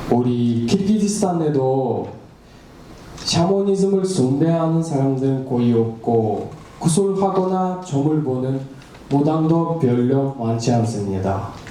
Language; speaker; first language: Korean; non-native, learner; Kyrgyz